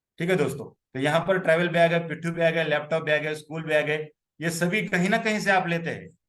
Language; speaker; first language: Hindi; non-native, local second language; Marathi